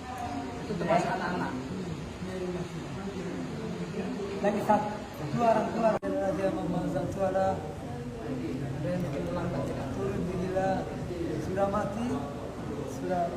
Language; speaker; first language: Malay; non-native, learner; Rohingya